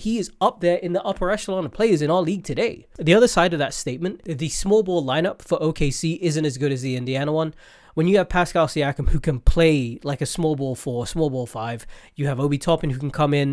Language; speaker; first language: English; native; English